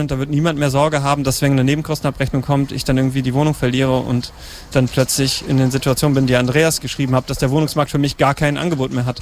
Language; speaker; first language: German; native; German